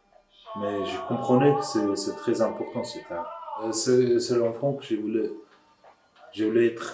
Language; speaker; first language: French; non-native, learner; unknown